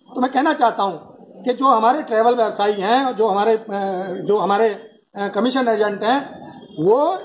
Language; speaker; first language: Hindi; native; Hindi